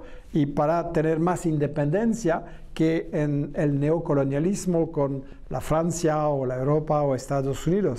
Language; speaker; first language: Spanish; non-native, fluent; French